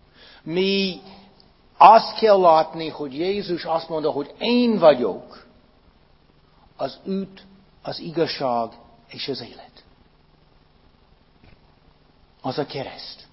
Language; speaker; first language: Hungarian; non-native, fluent; English